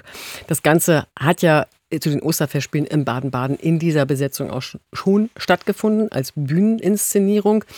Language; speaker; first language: German; native; German